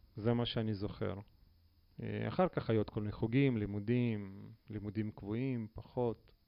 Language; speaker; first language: Hebrew; non-native, fluent; Russian